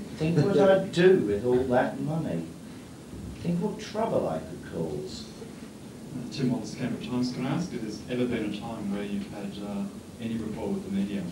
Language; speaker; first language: English; native; English